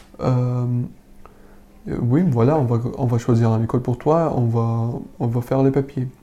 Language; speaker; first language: French; non-native, learner; Arabic